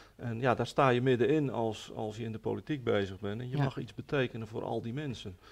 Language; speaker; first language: Dutch; native; Dutch